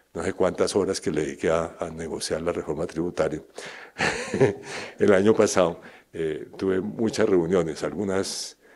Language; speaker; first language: Spanish; native; Spanish